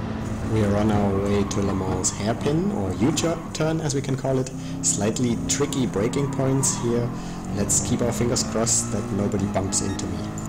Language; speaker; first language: English; non-native, fluent; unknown